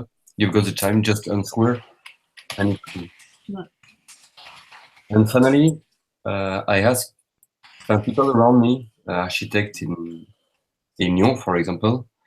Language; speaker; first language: English; non-native, learner; French